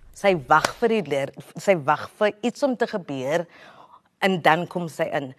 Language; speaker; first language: Afrikaans; early bilingual, heritage; Afrikaans